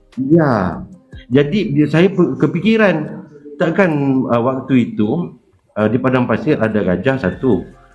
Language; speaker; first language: Malay; native; Malay